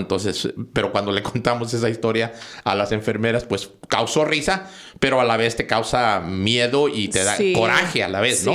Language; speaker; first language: Spanish; native; Spanish